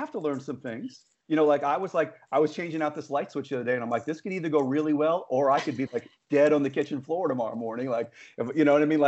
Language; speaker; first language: English; native; English